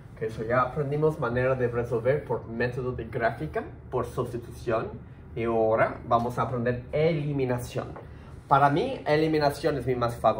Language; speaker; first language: Spanish; early bilingual, heritage; Spanish